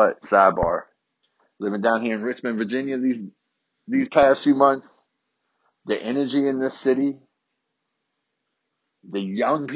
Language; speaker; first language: English; native; English